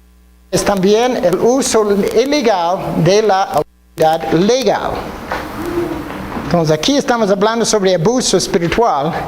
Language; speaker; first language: Spanish; non-native, fluent; English